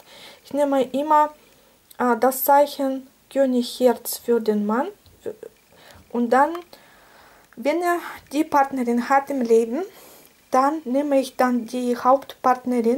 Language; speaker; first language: German; non-native, fluent; Russian